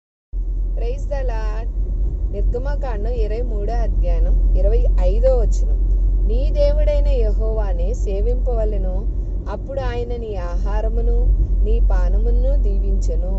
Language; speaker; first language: Telugu; native; Telugu